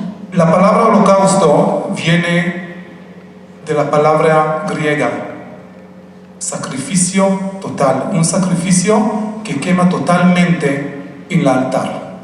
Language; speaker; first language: Spanish; non-native, fluent; Hebrew